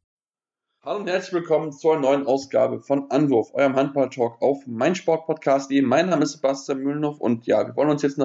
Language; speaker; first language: German; native; German